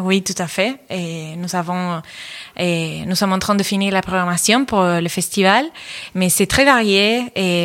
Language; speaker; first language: French; non-native, fluent; Spanish